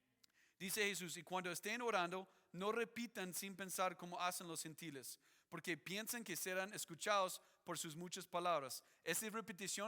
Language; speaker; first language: Spanish; non-native, fluent; English